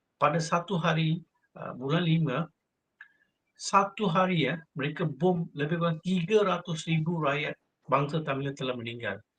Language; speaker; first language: Malay; non-native, local second language; Tamil